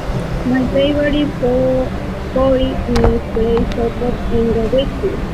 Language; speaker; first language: English; non-native, learner; Spanish